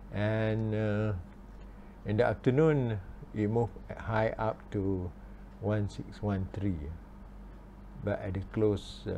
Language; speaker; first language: English; non-native, local second language; Malay